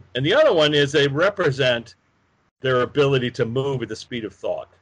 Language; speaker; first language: English; native; English